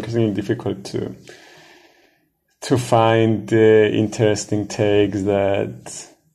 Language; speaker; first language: English; non-native, fluent; Greek